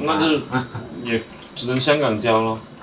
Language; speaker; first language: Chinese; native; Chinese